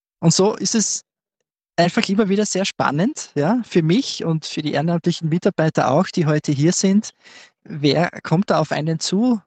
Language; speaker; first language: German; native; German